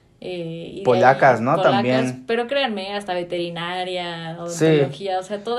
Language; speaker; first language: Spanish; native; Spanish